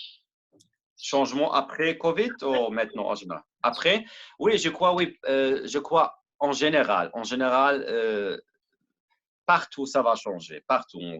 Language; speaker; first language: French; non-native, learner; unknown